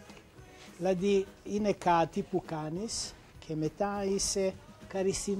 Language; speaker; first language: Greek; non-native, learner; Italian